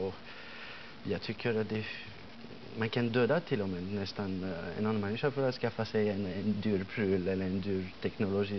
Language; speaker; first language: Swedish; non-native, fluent; French